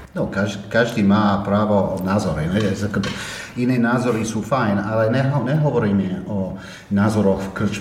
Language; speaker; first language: Slovak; non-native, fluent; English